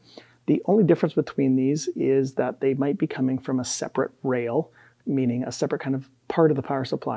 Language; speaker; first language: English; native; English